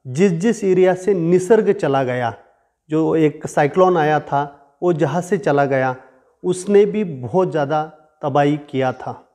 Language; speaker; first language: Hindi; non-native, local second language; Marathi